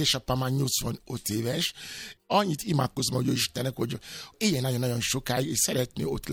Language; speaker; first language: Hungarian; non-native, fluent; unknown